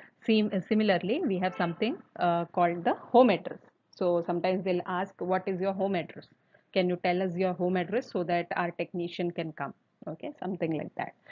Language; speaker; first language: English; non-native, local second language; Telugu